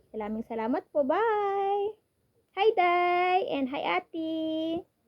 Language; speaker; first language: Filipino; non-native, local second language; Cebuano